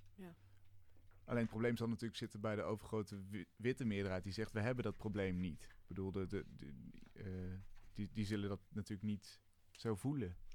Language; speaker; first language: Dutch; native; Dutch